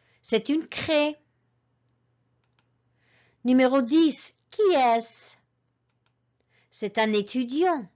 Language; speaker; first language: French; non-native, fluent; English